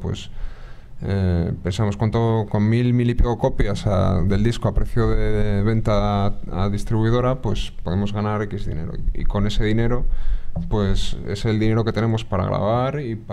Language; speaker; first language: Spanish; native; Spanish